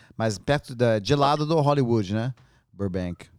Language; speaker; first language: Portuguese; non-native, learner; English